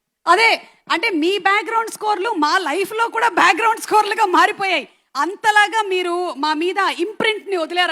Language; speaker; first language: Telugu; native; Telugu